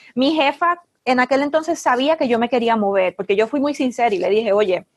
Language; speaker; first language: Spanish; native; Spanish